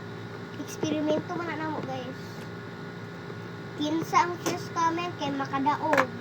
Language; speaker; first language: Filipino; non-native, local second language; Cebuano